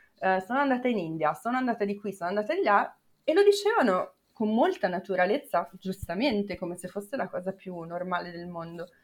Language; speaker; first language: Italian; native; Italian